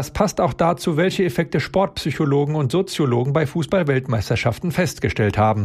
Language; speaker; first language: German; native; German